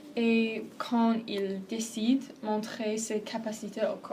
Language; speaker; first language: French; non-native, learner; Persian